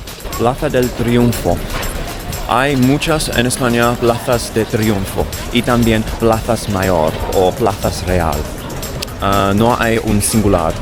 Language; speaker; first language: Spanish; non-native, learner; English